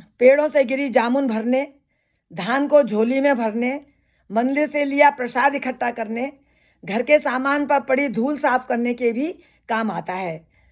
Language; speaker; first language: Hindi; native; Hindi